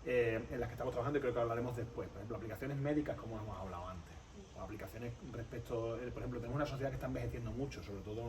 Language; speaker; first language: Spanish; native; Spanish